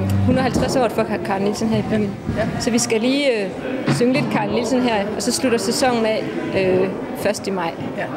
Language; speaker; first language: Danish; native; Danish